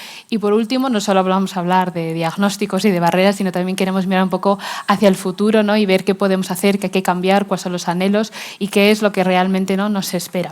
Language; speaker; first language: Spanish; native; Spanish